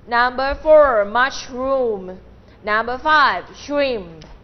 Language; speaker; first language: English; non-native, fluent; Thai